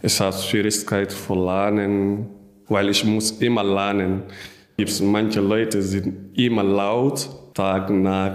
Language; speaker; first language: German; non-native, learner; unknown